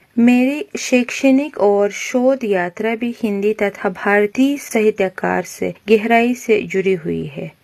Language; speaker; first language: Hindi; non-native, fluent; Uzbek